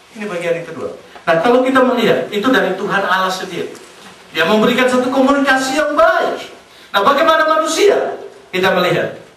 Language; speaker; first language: Indonesian; native; Indonesian